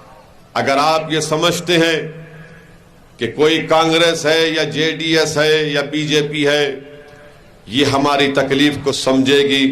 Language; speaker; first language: Urdu; native; Urdu